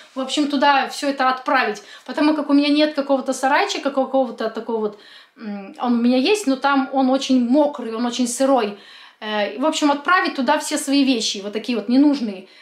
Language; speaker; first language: Russian; native; Russian